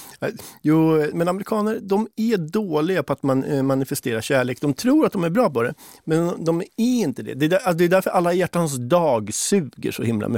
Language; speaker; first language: Swedish; native; Swedish